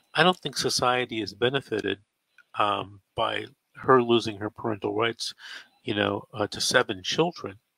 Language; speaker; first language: English; native; English